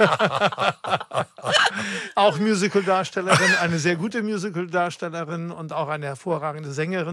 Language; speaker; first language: German; native; German